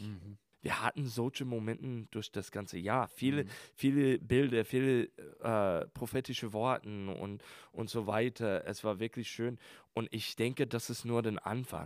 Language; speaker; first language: German; non-native, learner; English